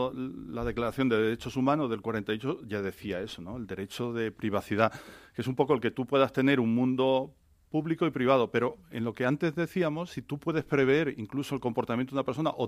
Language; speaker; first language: Spanish; native; Spanish